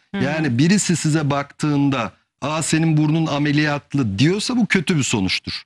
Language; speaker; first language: Turkish; native; Turkish